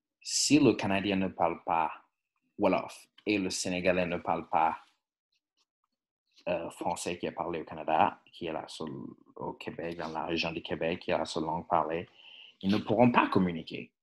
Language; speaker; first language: French; non-native, fluent; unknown